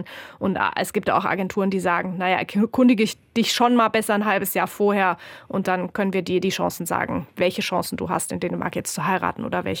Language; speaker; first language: German; native; German